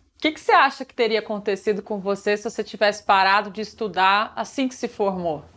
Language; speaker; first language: Portuguese; native; Portuguese